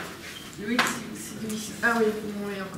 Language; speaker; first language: French; native; French